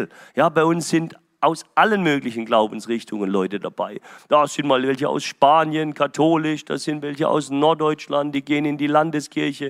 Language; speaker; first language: German; native; German